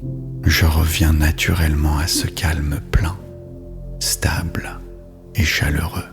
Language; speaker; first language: French; native; French